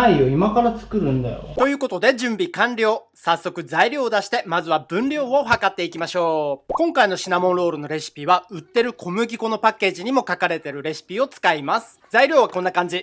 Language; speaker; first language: Japanese; native; Japanese